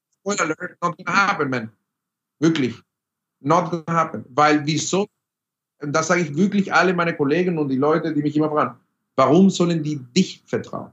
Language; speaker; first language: German; non-native, fluent; Spanish